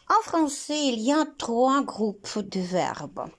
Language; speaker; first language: French; non-native, fluent; Ukrainian